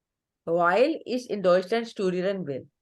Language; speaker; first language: German; non-native, fluent; Urdu